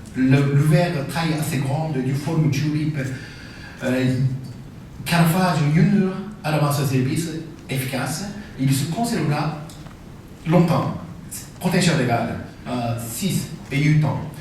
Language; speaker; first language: French; non-native, fluent; Japanese